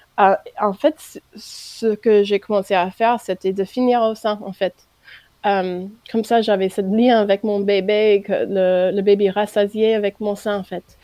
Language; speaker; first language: French; non-native, fluent; English